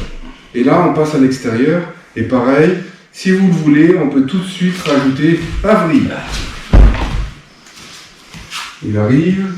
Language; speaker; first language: French; native; French